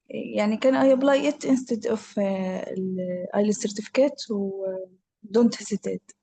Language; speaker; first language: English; non-native, learner; Arabic